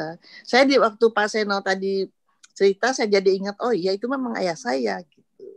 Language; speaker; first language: Indonesian; native; Indonesian